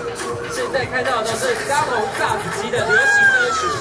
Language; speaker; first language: Chinese; native; Chinese